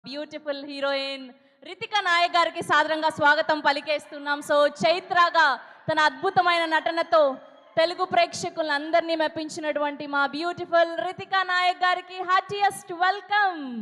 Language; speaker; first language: Telugu; native; Telugu